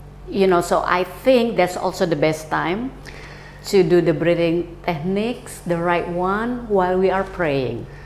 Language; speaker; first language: English; non-native, fluent; Indonesian